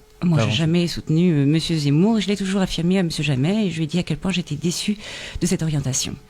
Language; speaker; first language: French; native; French